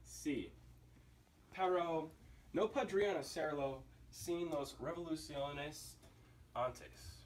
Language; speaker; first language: Spanish; non-native, learner; English